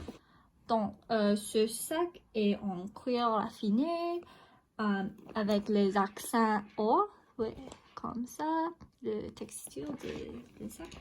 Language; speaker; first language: French; non-native, learner; English